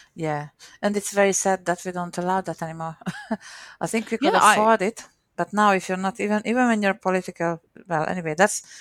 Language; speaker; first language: English; non-native, fluent; Hungarian